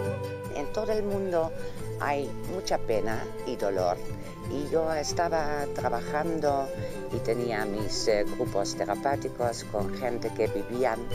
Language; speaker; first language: Spanish; non-native, fluent; Dutch